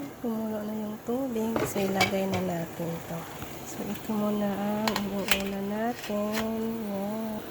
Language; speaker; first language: Filipino; non-native, local second language; Cebuano